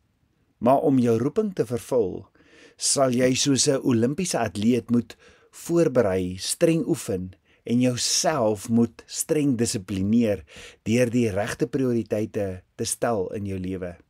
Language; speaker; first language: Afrikaans; native; Afrikaans